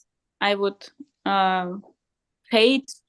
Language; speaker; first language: English; non-native, learner; Russian